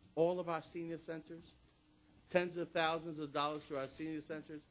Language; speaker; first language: English; early bilingual, other home language; Spanish